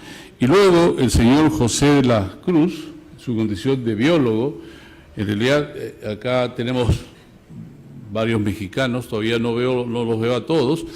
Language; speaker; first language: Spanish; native; Spanish